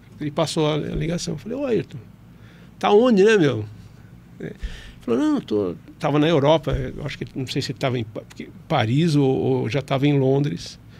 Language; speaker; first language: Portuguese; native; Portuguese